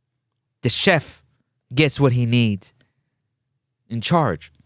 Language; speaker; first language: English; native; English